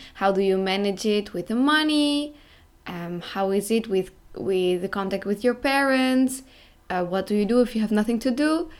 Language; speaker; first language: English; non-native, fluent; Dutch